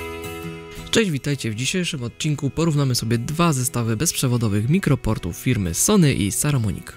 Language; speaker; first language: Polish; native; Polish